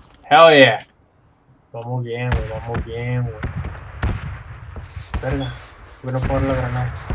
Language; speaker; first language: Spanish; early bilingual, heritage; Spanish